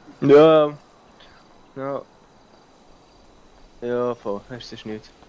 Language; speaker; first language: German; native; German